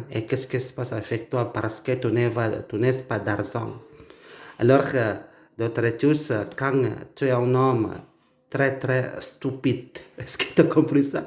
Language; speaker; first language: French; non-native, learner; Indonesian